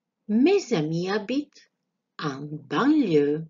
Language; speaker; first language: French; non-native, fluent; Croatian